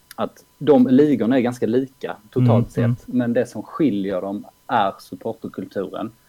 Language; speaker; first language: Swedish; native; Swedish